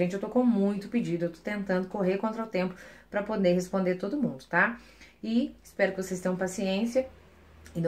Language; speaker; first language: Portuguese; native; Portuguese